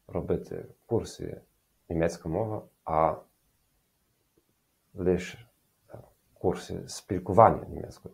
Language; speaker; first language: Ukrainian; non-native, learner; German